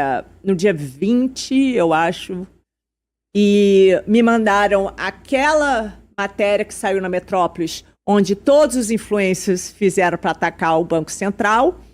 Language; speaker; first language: Portuguese; native; Portuguese